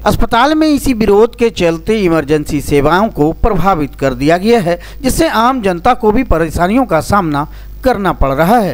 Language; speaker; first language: Hindi; native; Hindi